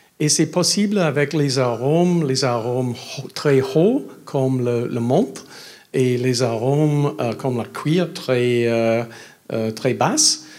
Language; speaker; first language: French; non-native, learner; English